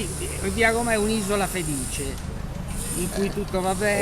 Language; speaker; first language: Italian; native; Italian